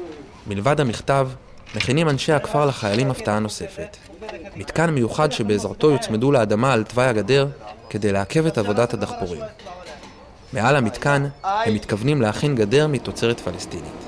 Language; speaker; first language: Hebrew; native; Hebrew